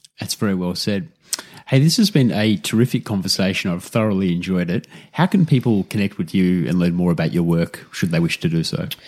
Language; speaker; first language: English; native; English